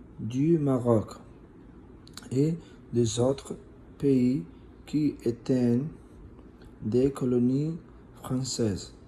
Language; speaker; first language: French; non-native, learner; Spanish